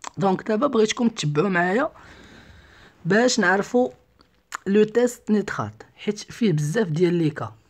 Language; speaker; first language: French; non-native, local second language; Arabic